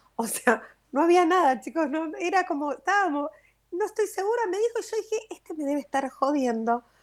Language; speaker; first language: Spanish; native; Spanish